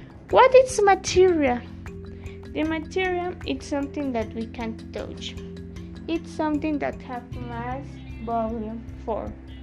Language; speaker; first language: English; non-native, learner; Spanish